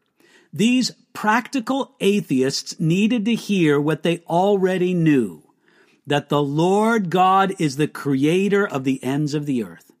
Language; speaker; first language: English; native; English